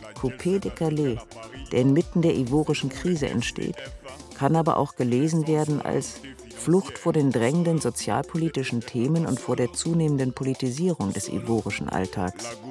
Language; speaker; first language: German; native; German